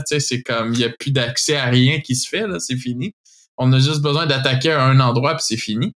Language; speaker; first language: French; native; French